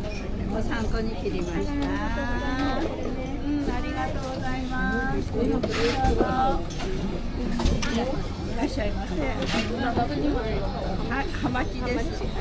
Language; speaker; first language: Japanese; native; Japanese